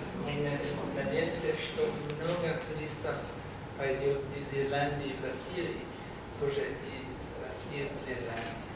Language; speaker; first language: Russian; non-native, learner; English